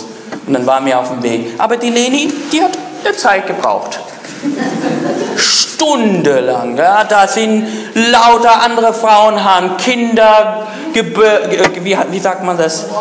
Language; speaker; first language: German; non-native, fluent; English